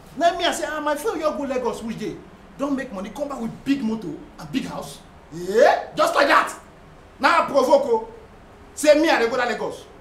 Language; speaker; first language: Nigerian Pidgin; non-native, local second language; Hausa